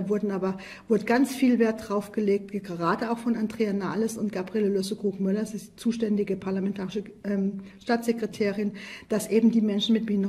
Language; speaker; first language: German; native; German